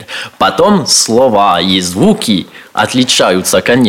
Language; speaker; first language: Russian; non-native, learner; French